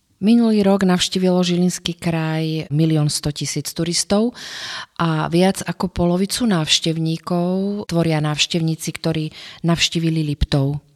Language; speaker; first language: Slovak; native; Slovak